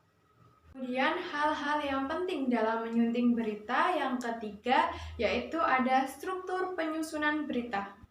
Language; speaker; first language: Indonesian; native; Indonesian